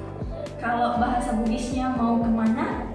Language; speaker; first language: Indonesian; non-native, local second language; Balinese